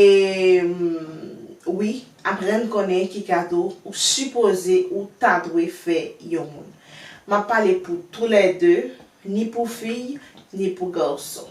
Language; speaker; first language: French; non-native, learner; Haitian Creole